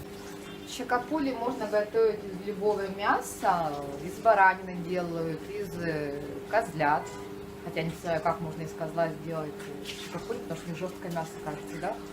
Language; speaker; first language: Russian; native; Russian